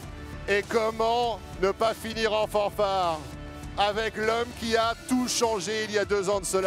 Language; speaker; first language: French; native; French